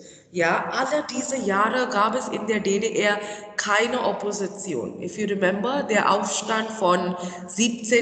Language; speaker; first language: German; non-native, fluent; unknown